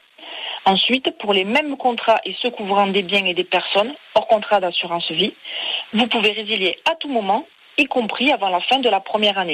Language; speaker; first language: French; native; French